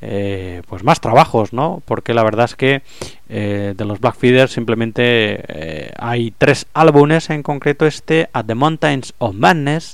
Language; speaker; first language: Spanish; native; Spanish